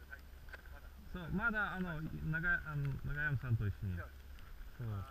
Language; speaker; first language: Japanese; non-native, learner; Russian